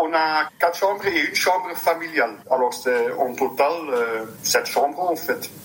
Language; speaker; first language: French; non-native, local second language; Dutch